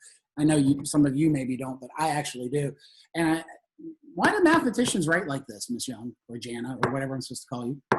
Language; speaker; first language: English; native; English